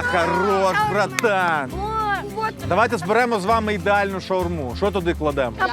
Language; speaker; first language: Ukrainian; non-native, local second language; Russian